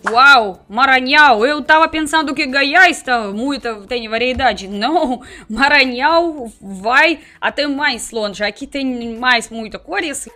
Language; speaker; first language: Portuguese; non-native, learner; Russian